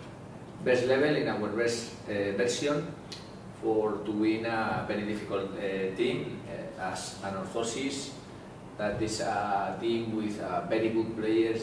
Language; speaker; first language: English; non-native, learner; Spanish